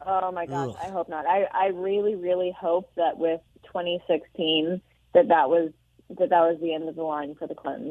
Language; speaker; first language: English; native; English